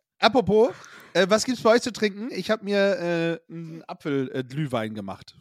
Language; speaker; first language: German; native; German